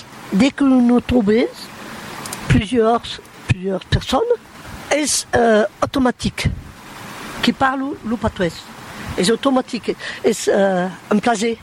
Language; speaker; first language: French; non-native, local second language; Occitan